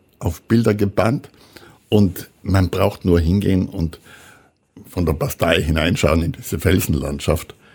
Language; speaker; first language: German; native; German